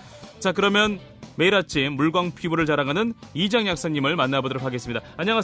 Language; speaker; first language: Korean; native; Korean